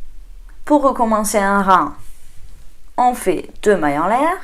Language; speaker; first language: French; native; French